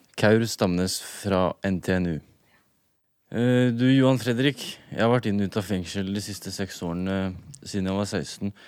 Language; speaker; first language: Norwegian; native; Norwegian